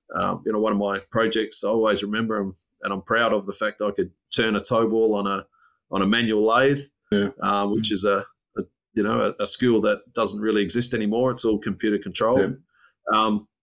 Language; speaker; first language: English; native; English